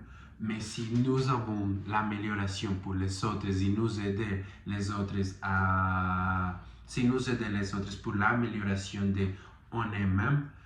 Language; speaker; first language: French; non-native, learner; Spanish